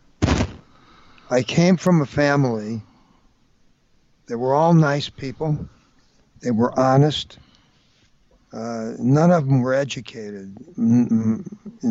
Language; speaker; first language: English; native; English